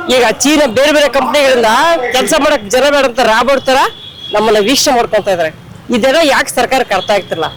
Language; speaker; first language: Kannada; native; Kannada